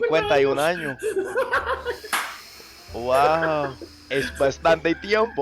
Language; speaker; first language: Spanish; non-native, fluent; English